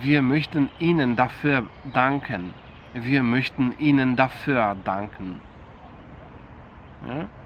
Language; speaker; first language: German; non-native, fluent; Polish